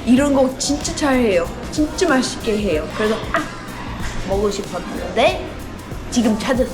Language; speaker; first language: Korean; non-native, learner; English